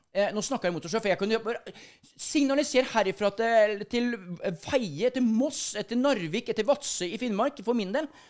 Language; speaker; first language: Norwegian; native; Norwegian